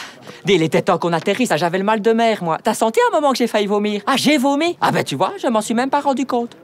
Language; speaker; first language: French; native; French